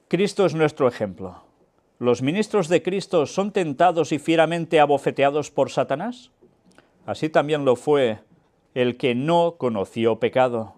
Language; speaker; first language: Spanish; native; Spanish